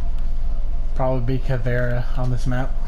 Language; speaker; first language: English; native; English